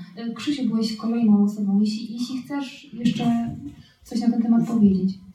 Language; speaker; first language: Polish; native; Polish